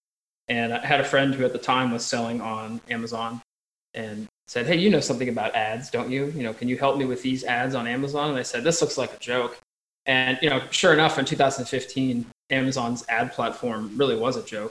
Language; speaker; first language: English; native; English